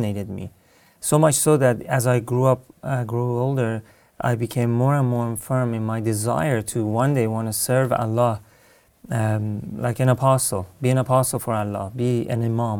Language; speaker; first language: English; non-native, fluent; Persian